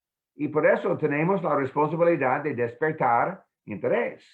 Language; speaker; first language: Spanish; non-native, fluent; English